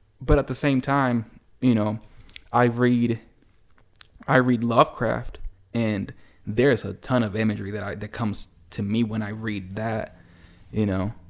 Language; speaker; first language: English; early bilingual, other home language; Spanish